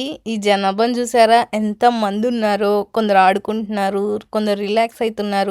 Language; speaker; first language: Telugu; native; Telugu